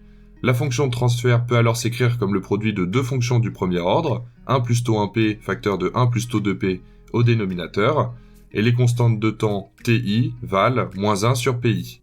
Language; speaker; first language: French; native; French